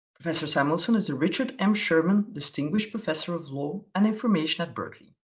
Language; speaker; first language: English; non-native, fluent; Dutch